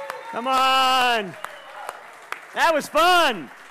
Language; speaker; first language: English; native; English